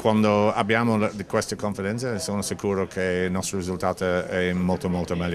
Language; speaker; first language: Italian; non-native, learner; English